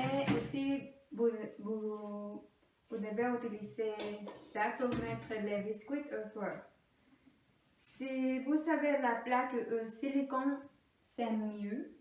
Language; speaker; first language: French; non-native, learner; Spanish